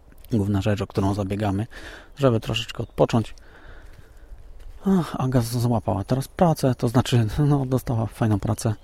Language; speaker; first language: Polish; native; Polish